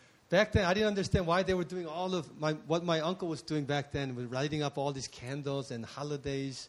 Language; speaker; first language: English; early bilingual, other home language; Korean